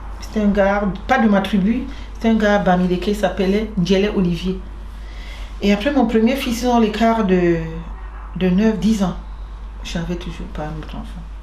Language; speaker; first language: French; non-native, local second language; Basaa